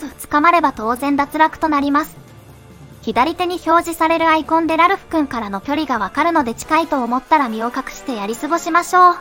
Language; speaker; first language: Japanese; native; Japanese